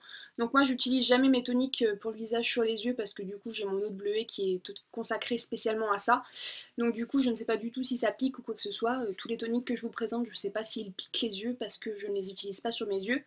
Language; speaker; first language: French; native; French